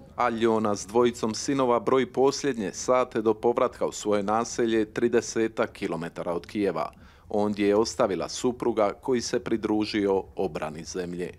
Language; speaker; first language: Croatian; native; Croatian